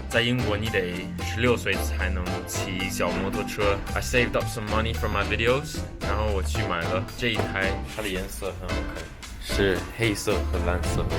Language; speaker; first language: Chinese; non-native, local second language; English